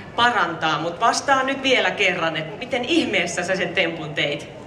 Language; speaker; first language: Finnish; native; Finnish